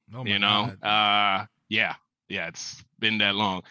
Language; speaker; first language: English; early bilingual, other home language; Spanish